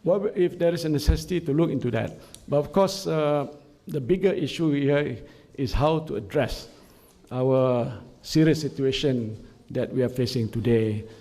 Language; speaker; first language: English; non-native, local second language; Malay